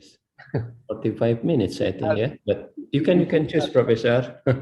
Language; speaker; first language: English; non-native, learner; Indonesian